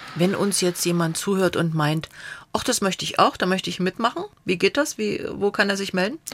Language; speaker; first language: German; native; German